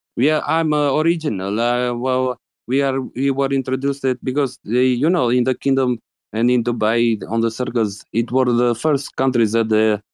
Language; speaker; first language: English; non-native, fluent; Arabic